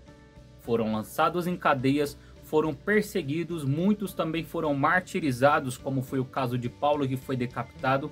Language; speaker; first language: Portuguese; native; Portuguese